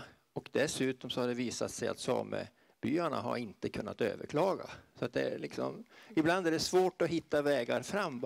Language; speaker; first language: Swedish; native; Swedish